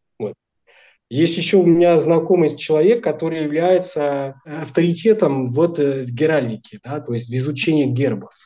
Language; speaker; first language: Russian; non-native, fluent; Portuguese